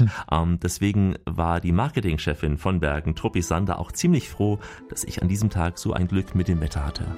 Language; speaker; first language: German; native; German